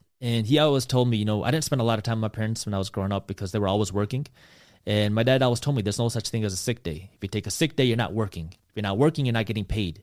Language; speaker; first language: English; early bilingual, other home language; Punjabi